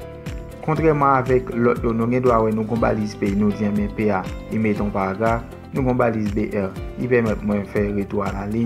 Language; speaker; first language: French; non-native, local second language; Haitian Creole